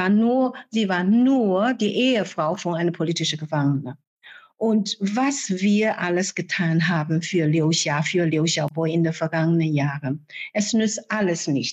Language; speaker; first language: German; non-native, fluent; Chinese